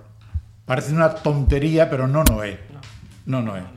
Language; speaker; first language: Galician; non-native, local second language; Spanish